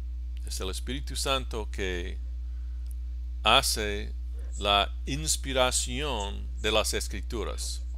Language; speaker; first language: Spanish; non-native, fluent; English